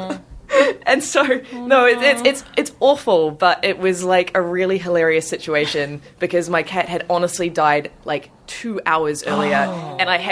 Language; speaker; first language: English; native; English